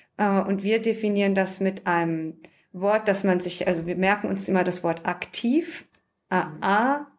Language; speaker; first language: German; early bilingual, other home language; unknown